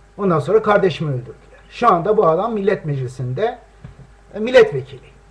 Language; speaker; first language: Turkish; non-native, local second language; Kurdish